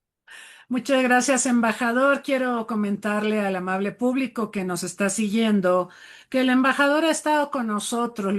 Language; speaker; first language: Spanish; native; Spanish